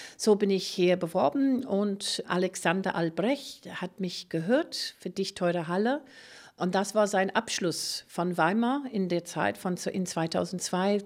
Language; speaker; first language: German; non-native, fluent; English